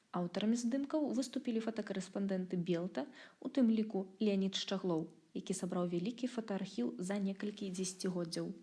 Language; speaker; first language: Belarusian; native; Belarusian